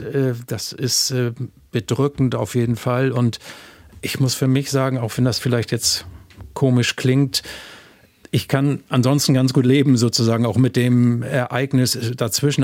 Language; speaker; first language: German; native; German